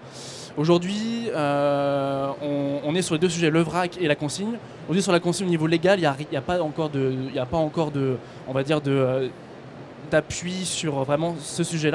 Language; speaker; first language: French; native; French